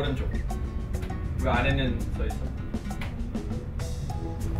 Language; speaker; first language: Korean; non-native, learner; English